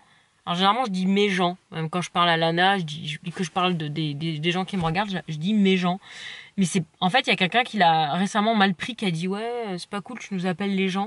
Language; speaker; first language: French; native; French